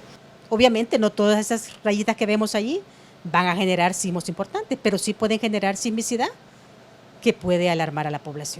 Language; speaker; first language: Spanish; native; Spanish